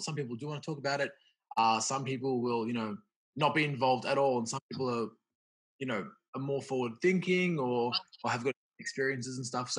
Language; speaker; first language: English; native; English